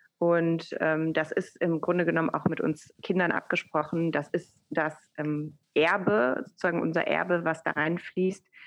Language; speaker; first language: German; early bilingual, other home language; Persian